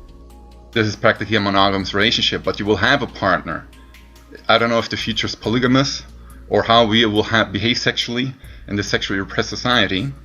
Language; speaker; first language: English; non-native, fluent; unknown